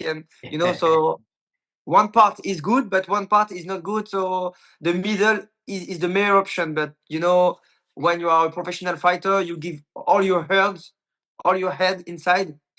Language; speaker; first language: English; non-native, learner; French